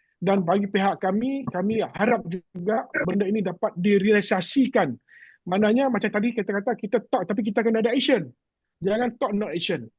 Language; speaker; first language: Malay; native; Malay